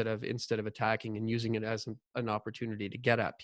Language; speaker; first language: English; native; English